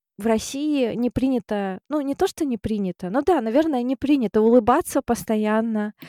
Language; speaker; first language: Russian; native; Russian